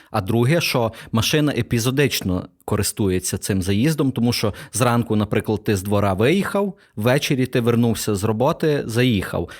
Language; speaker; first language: Ukrainian; native; Ukrainian